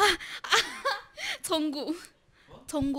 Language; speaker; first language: Korean; non-native, learner; Chinese